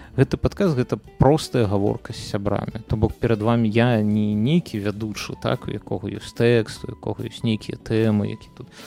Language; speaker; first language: Belarusian; non-native, local second language; Russian